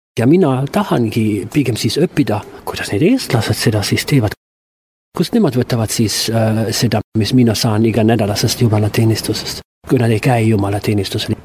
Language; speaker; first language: Estonian; non-native, fluent; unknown